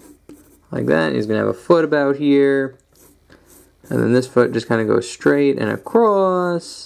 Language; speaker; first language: English; native; English